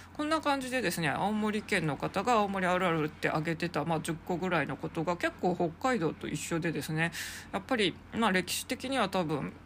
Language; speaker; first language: Japanese; native; Japanese